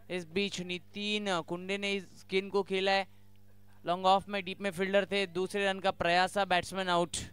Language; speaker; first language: Hindi; non-native, local second language; Marathi